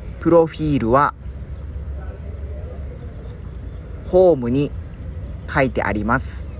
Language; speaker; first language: Japanese; non-native, fluent; Spanish